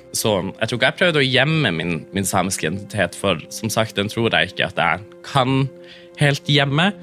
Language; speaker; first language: Norwegian; non-native, local second language; Northern Sami